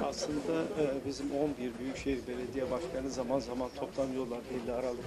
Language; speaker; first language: Turkish; native; Turkish